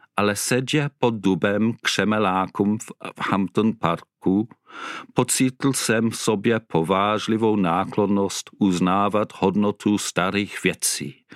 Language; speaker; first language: Czech; non-native, fluent; English